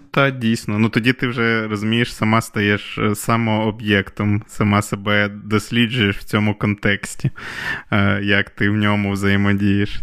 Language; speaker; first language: Ukrainian; native; Ukrainian